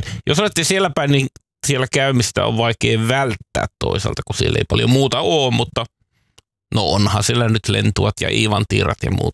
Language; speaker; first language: Finnish; native; Finnish